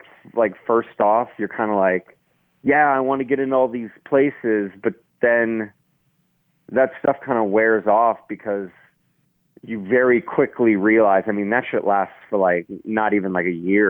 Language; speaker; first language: English; native; English